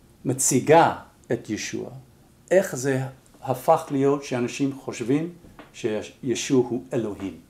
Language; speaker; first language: Hebrew; non-native, fluent; English